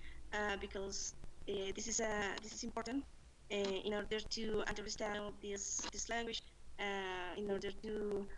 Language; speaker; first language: English; non-native, learner; Spanish